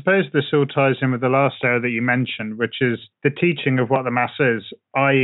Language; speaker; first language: English; native; English